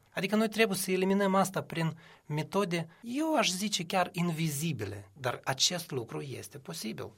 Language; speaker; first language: Romanian; non-native, local second language; Russian